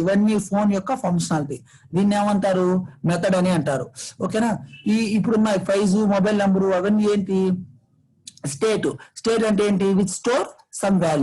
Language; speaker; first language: Telugu; native; Telugu